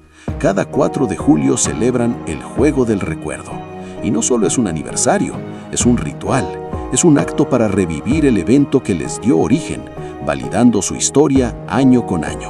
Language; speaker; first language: Spanish; native; Spanish